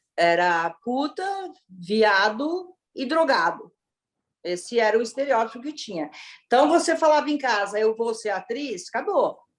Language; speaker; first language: Portuguese; early bilingual, other home language; Italian